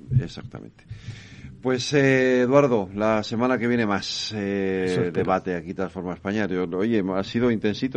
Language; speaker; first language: Spanish; native; Spanish